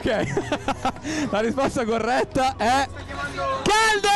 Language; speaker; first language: Italian; native; Italian